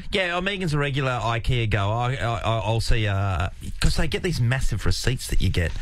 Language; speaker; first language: English; native; English